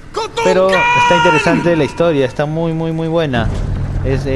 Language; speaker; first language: Spanish; native; Spanish